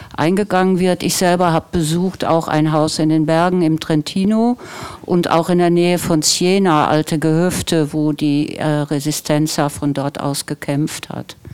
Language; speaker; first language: German; non-native, fluent; Italian